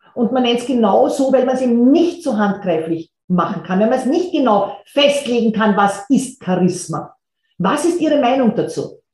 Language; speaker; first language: German; native; German